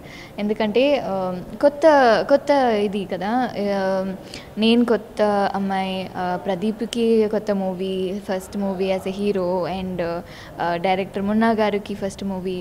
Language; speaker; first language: Telugu; non-native, learner; Tamil